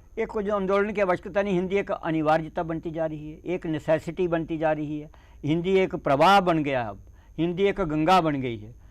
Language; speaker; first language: Hindi; non-native, local second language; Dogri